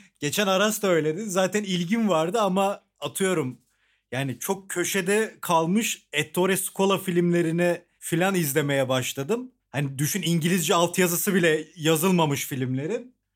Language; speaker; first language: Turkish; native; Turkish